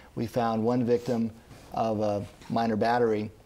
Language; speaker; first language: English; native; English